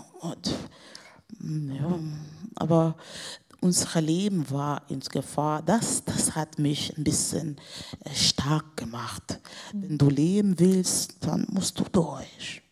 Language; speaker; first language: German; non-native, fluent; Portuguese